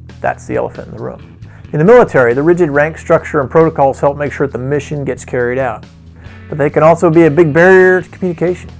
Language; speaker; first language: English; native; English